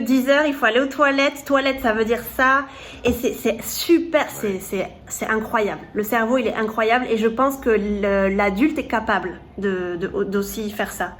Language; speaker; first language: French; native; French